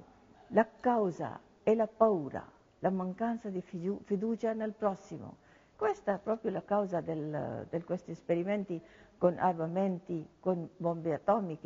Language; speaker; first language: Italian; non-native, learner; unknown